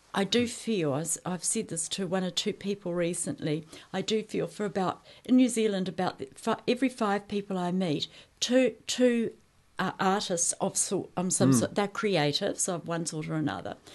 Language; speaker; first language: English; native; English